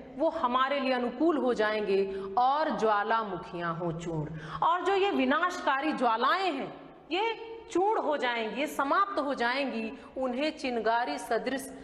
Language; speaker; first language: Hindi; native; Hindi